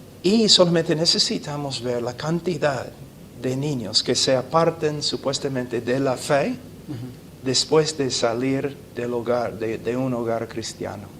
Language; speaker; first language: Spanish; non-native, fluent; English